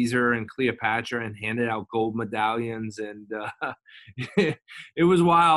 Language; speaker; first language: English; native; English